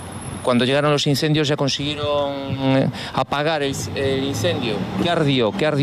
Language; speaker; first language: Spanish; native; Spanish